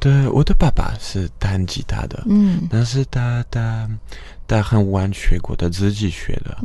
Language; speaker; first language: Chinese; non-native, fluent; French